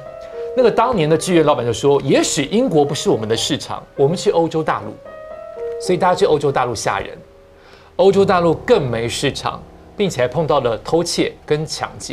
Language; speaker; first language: Chinese; native; Chinese